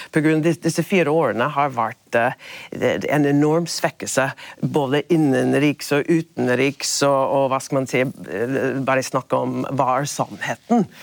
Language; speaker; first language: Norwegian; non-native, fluent; English